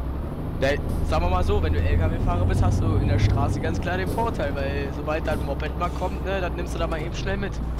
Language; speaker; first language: German; native; German